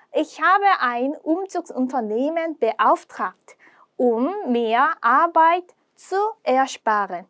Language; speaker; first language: German; non-native, fluent; Korean